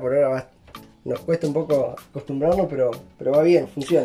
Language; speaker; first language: Spanish; native; Spanish